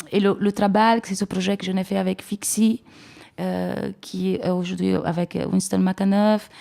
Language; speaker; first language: French; non-native, fluent; Portuguese